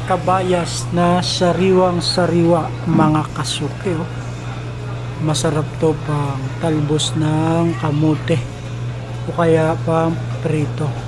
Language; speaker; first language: Filipino; native; Filipino